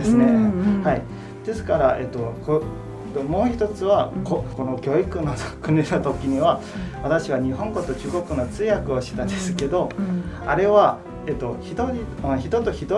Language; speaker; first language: Japanese; non-native, fluent; Chinese